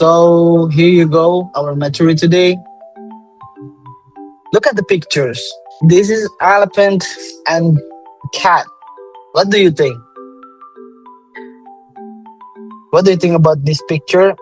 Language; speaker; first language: English; non-native, learner; Indonesian